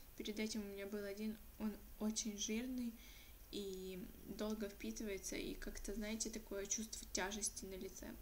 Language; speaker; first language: Russian; non-native, local second language; Ukrainian